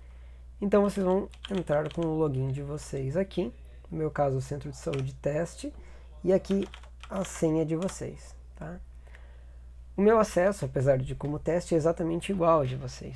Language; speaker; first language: Portuguese; native; Portuguese